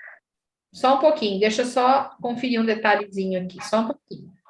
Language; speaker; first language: Portuguese; native; Portuguese